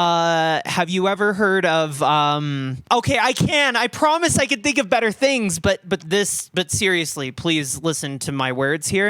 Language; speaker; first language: English; native; English